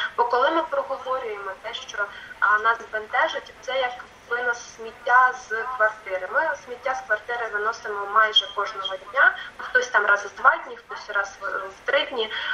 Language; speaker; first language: Ukrainian; non-native, local second language; Russian